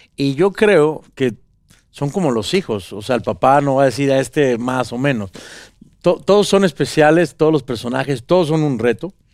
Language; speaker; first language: Spanish; native; Spanish